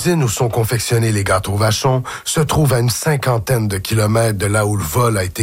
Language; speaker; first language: French; native; French